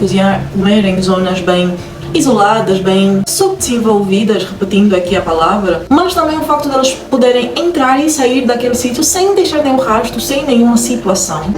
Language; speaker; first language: Portuguese; native; Portuguese